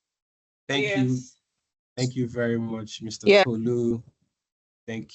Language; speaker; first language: English; non-native, local second language; Yoruba